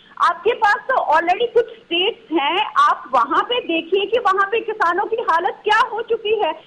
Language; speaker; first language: Hindi; non-native, local second language; Punjabi